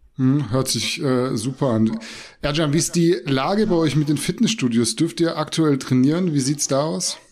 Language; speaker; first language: German; native; German